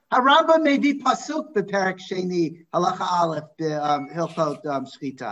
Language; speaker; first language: Hebrew; non-native, fluent; English